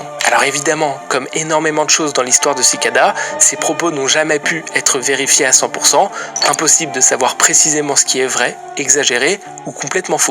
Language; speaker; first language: French; native; French